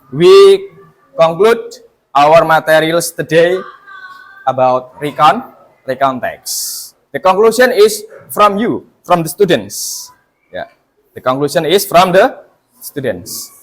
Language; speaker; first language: English; non-native, fluent; Indonesian